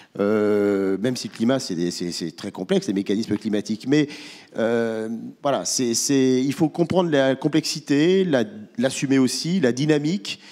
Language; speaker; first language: French; native; French